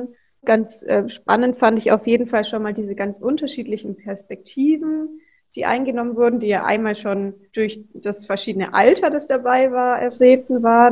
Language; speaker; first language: German; native; German